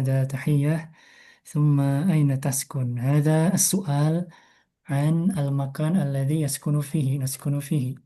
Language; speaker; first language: Arabic; non-native, fluent; Indonesian